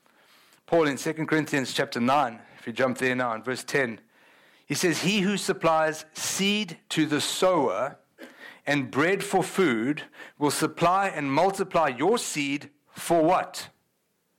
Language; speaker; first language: English; native; English